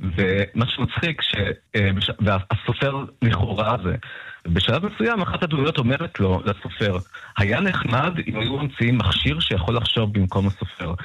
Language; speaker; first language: Hebrew; early bilingual, other home language; Russian